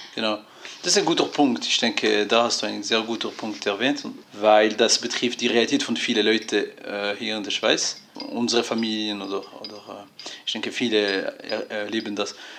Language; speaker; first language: German; non-native, fluent; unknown